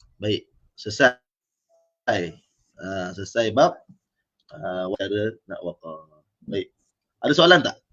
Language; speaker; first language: Malay; native; Malay